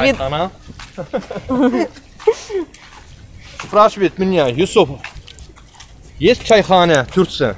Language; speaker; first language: Russian; non-native, learner; Turkish